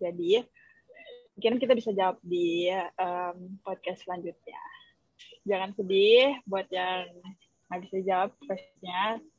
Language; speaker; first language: Indonesian; non-native, local second language; English